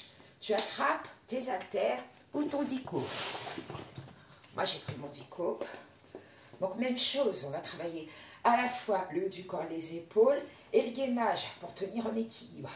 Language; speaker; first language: French; native; French